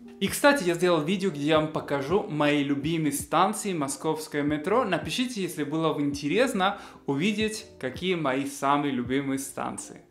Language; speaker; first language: Russian; non-native, fluent; Spanish